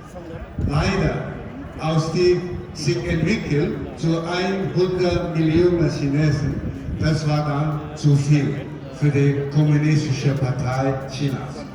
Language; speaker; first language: German; non-native, fluent; Cantonese